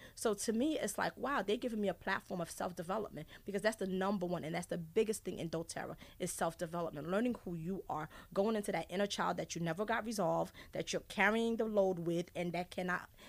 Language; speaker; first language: English; early bilingual, other home language; Haitian Creole